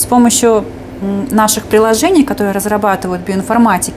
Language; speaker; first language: Russian; native; Russian